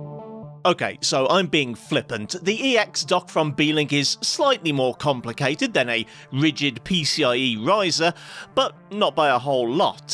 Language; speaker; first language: English; native; English